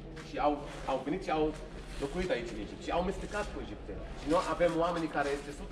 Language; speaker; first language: Romanian; non-native, learner; Arabic